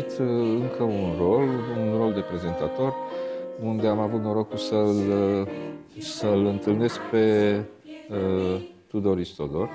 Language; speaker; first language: Romanian; native; Romanian